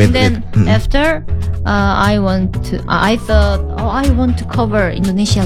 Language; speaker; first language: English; non-native, learner; Korean